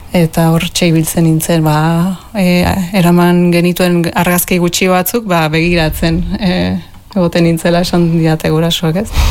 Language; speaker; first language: Basque; early bilingual, other home language; Spanish